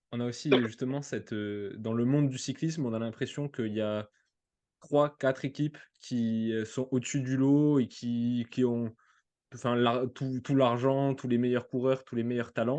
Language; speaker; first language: French; native; French